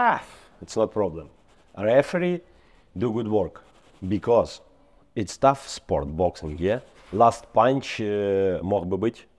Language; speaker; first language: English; non-native, learner; Ukrainian